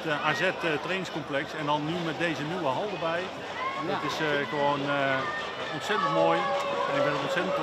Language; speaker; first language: Dutch; native; Dutch